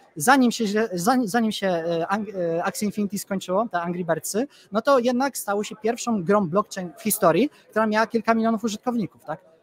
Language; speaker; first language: Polish; native; Polish